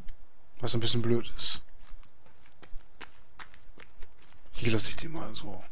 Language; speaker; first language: German; native; German